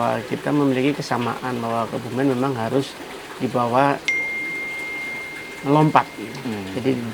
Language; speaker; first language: Indonesian; native; Indonesian